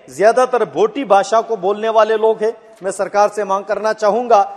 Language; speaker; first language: Hindi; native; Hindi